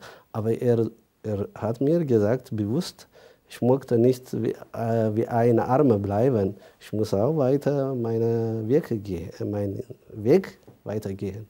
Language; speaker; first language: German; non-native, fluent; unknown